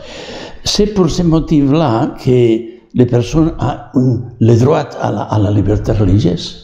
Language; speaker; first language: French; non-native, learner; Catalan